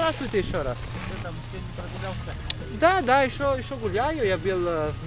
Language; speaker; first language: Russian; non-native, learner; Italian